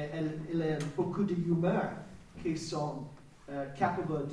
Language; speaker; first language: French; non-native, learner; English